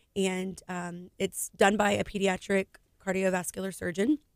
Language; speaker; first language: English; native; English